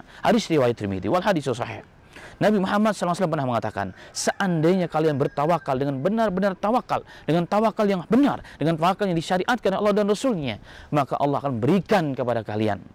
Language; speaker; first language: Indonesian; native; Indonesian